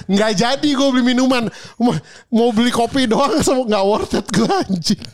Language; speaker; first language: Indonesian; native; Indonesian